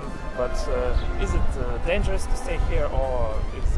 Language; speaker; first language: English; non-native, learner; Russian